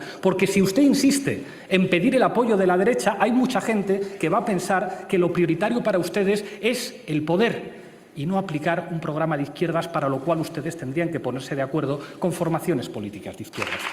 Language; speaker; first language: Spanish; native; Spanish